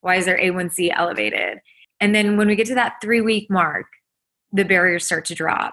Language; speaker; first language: English; native; English